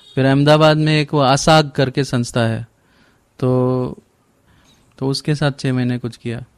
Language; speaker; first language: Hindi; native; Hindi